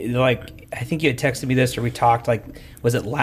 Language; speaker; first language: English; native; English